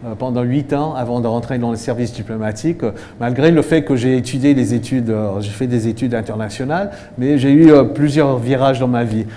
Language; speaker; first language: French; non-native, fluent; English